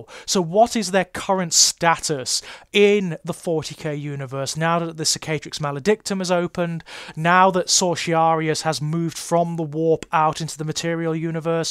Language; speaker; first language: English; native; English